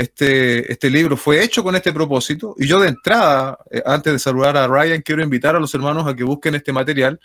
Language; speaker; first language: Spanish; native; Spanish